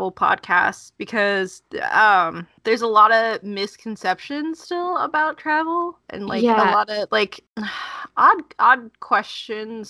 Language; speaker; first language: English; native; English